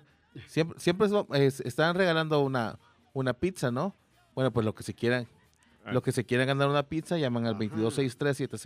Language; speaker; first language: Spanish; native; Spanish